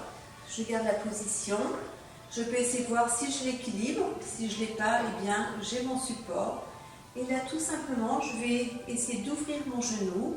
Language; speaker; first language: French; native; French